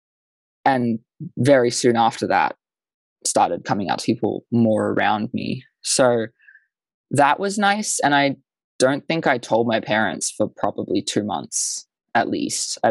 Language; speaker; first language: English; native; English